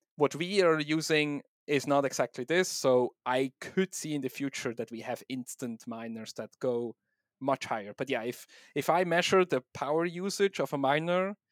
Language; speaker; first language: English; non-native, fluent; German